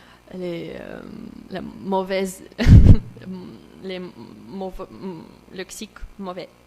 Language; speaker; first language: French; non-native, learner; Russian